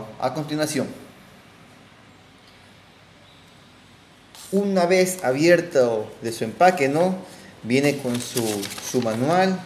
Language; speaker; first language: Spanish; native; Spanish